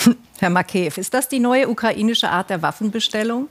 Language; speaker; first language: German; native; German